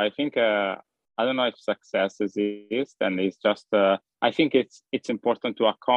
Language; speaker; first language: English; non-native, fluent; Italian